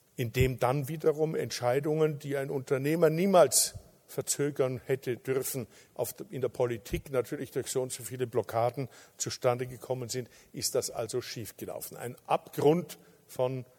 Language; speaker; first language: German; native; German